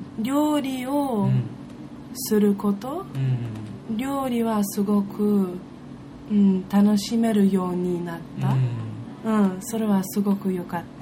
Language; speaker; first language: Japanese; non-native, learner; German